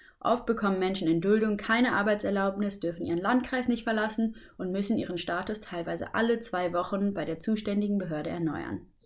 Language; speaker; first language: German; native; German